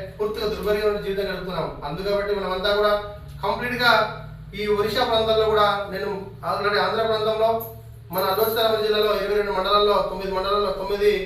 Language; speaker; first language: Telugu; native; Telugu